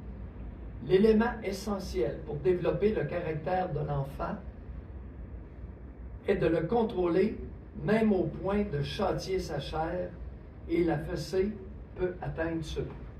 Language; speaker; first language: French; native; French